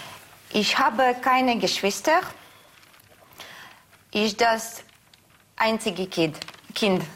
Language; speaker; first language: German; non-native, learner; Russian